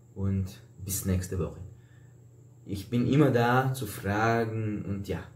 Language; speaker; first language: German; non-native, fluent; Portuguese